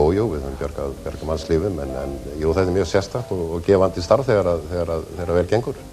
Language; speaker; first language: Icelandic; native; Icelandic